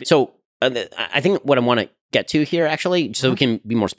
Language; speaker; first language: English; native; English